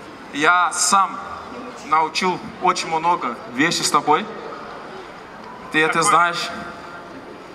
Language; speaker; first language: Russian; non-native, learner; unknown